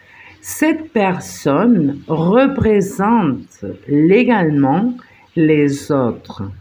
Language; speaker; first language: French; non-native, fluent; Spanish